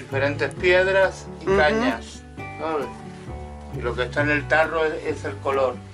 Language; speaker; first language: Spanish; native; Spanish